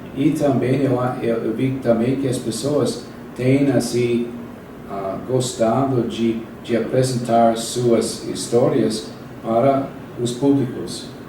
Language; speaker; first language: Portuguese; non-native, fluent; English